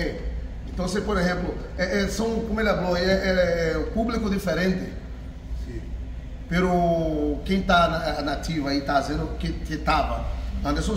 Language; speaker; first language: Spanish; non-native, fluent; Portuguese